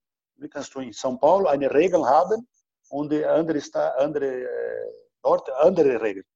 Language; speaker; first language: German; non-native, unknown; Portuguese